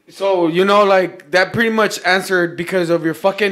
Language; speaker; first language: English; early bilingual, other home language; Spanish